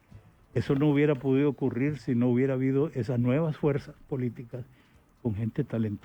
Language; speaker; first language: Spanish; native; Spanish